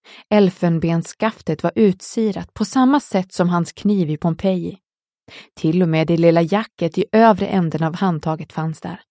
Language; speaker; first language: Swedish; native; Swedish